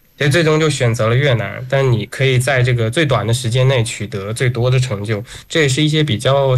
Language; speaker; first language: Chinese; native; Chinese